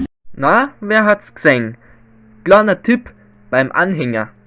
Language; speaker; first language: German; native; German